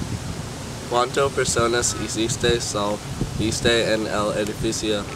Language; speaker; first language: Spanish; non-native, learner; English